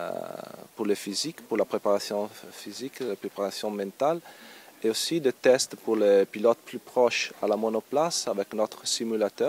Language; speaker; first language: French; non-native, learner; Italian